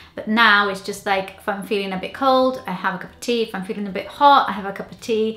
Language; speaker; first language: English; non-native, fluent; Portuguese